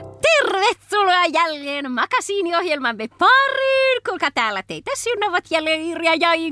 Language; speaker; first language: Finnish; native; Finnish